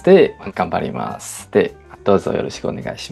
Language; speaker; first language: Japanese; non-native, learner; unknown